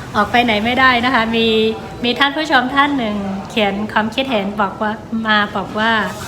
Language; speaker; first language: Thai; non-native, fluent; Shan